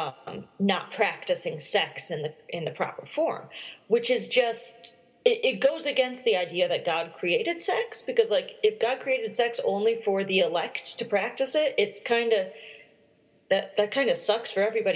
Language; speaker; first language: English; native; English